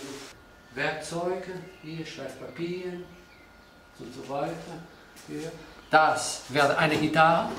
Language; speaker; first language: German; non-native, learner; Portuguese